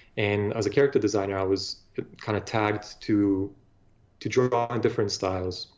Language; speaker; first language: English; non-native, fluent; Bulgarian